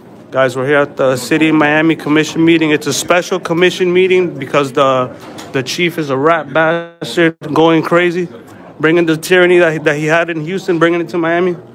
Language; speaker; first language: English; early bilingual, other home language; Spanish